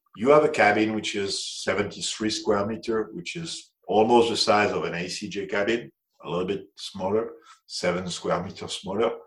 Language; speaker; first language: English; non-native, fluent; French